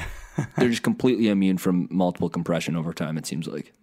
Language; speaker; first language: English; native; English